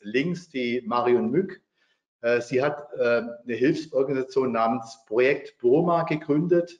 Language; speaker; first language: German; native; German